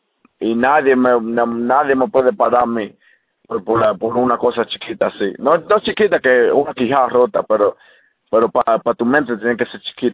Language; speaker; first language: Spanish; early bilingual, heritage; English